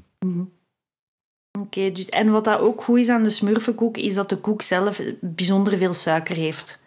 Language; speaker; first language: Dutch; native; Dutch